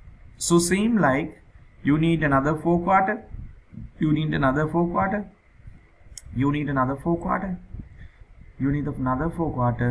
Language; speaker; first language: English; non-native, local second language; Sinhala